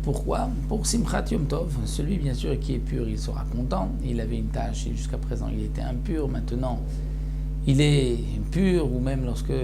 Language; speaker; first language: French; native; French